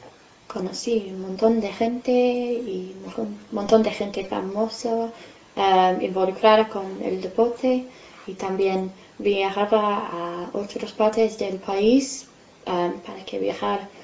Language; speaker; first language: Spanish; non-native, fluent; English